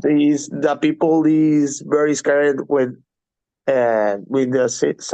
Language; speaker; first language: English; non-native, learner; Spanish